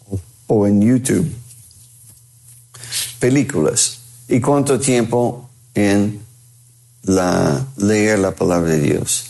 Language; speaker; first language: Spanish; non-native, fluent; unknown